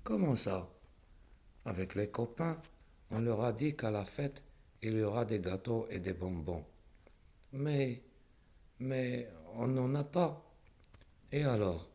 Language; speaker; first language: French; non-native, local second language; Arabic